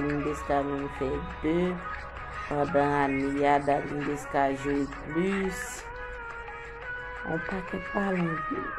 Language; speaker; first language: French; non-native, local second language; Haitian Creole